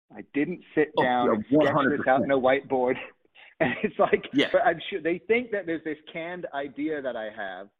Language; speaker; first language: English; native; English